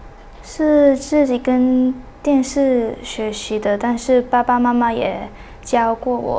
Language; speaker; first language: Chinese; early bilingual, heritage; Chinese